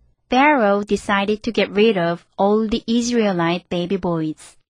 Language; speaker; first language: English; non-native, fluent; Korean